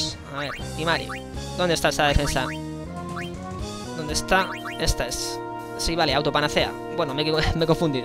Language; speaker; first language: Spanish; native; Spanish